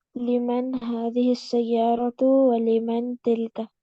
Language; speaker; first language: Arabic; non-native, learner; Urdu